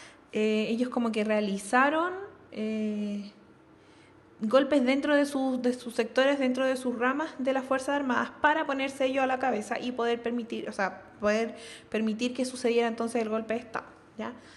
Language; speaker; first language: Spanish; native; Spanish